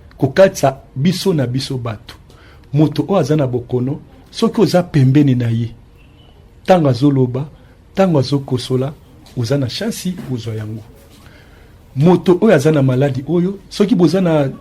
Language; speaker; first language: Lingala; native; Lingala